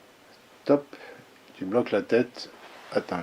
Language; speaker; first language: French; native; French